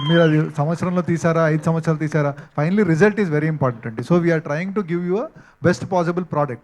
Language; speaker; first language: Telugu; native; Telugu